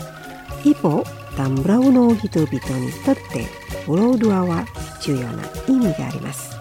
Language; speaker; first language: Japanese; non-native, fluent; Indonesian